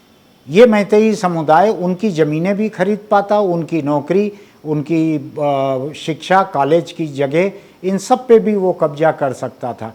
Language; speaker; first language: Hindi; native; Hindi